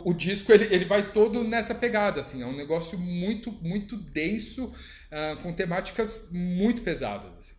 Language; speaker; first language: Portuguese; native; Portuguese